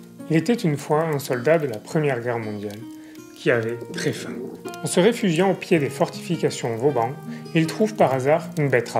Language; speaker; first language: French; native; French